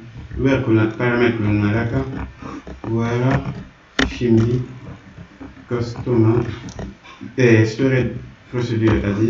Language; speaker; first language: Turkish; non-native, learner; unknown